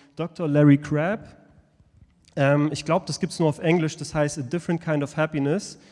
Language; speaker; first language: German; early bilingual, other home language; Lithuanian